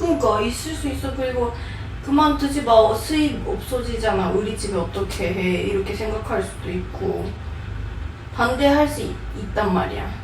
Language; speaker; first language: Korean; non-native, fluent; Japanese